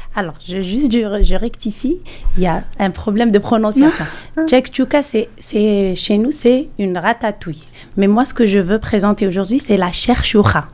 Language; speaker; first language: French; non-native, local second language; Arabic